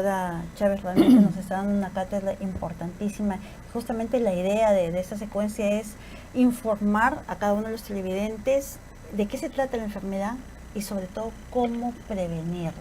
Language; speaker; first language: Spanish; native; Spanish